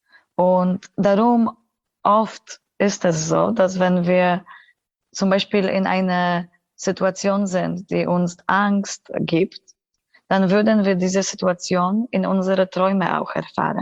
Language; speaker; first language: German; non-native, fluent; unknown